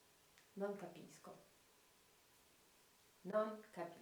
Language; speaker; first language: Italian; non-native, fluent; French